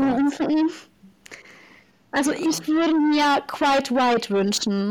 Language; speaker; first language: German; native; German